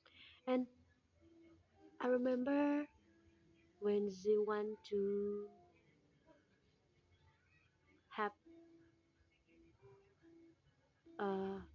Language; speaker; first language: English; non-native, local second language; Indonesian